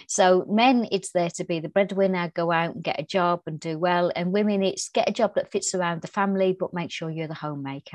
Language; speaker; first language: English; native; English